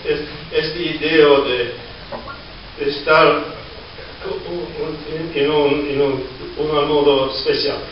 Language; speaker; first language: Spanish; non-native, learner; English